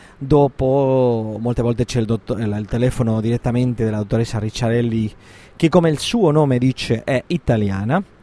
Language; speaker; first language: Italian; non-native, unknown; Spanish